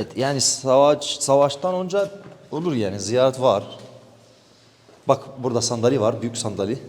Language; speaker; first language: Turkish; non-native, learner; Arabic